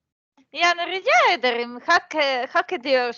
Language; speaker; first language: Turkish; non-native, learner; Serbian